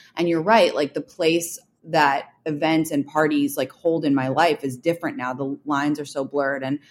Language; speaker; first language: English; native; English